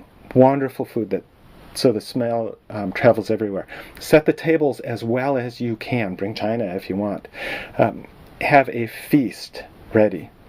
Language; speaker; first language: English; native; English